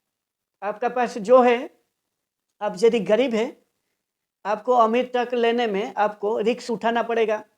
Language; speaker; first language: Hindi; non-native, local second language; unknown